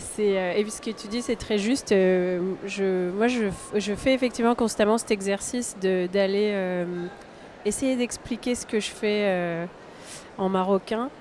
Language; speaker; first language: French; early bilingual, other home language; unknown